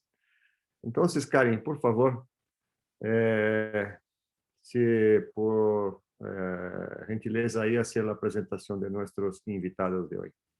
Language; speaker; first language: Spanish; non-native, fluent; Portuguese